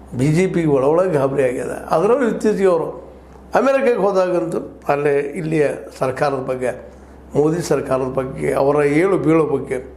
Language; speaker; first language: Kannada; native; Kannada